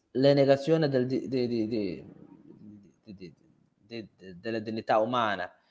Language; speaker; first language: Italian; non-native, fluent; Somali